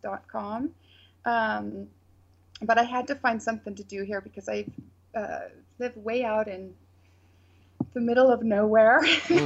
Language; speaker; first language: English; native; English